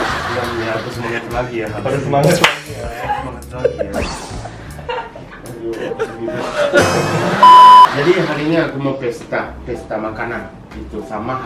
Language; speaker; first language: Indonesian; non-native, fluent; Japanese